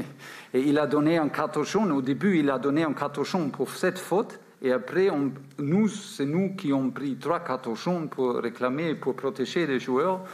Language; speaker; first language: French; non-native, fluent; German